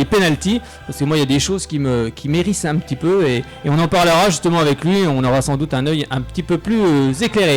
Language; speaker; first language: French; native; French